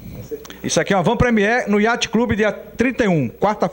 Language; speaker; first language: Portuguese; native; Portuguese